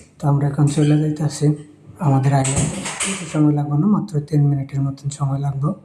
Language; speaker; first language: Bangla; native; Bangla